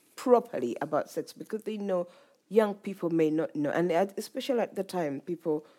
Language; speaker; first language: English; non-native, local second language; Ganda